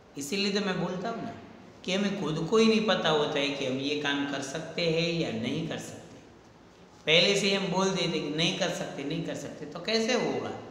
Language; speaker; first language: Hindi; non-native, local second language; Gujarati